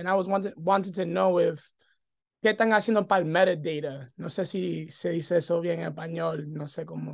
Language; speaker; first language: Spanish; early bilingual, heritage; English